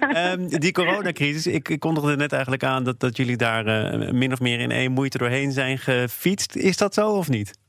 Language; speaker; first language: Dutch; native; Dutch